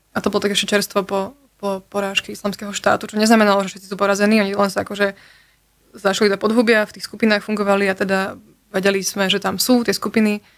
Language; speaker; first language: Slovak; native; Slovak